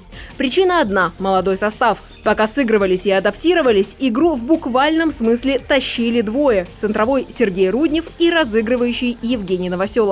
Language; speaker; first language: Russian; native; Russian